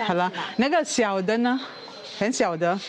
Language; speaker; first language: Chinese; non-native, learner; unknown